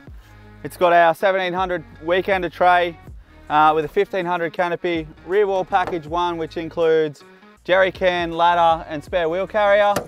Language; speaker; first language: English; native; English